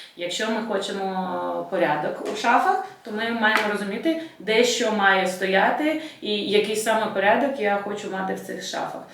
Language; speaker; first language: Ukrainian; non-native, local second language; Russian